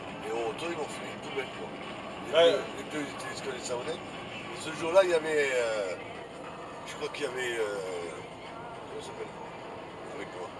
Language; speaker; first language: French; native; French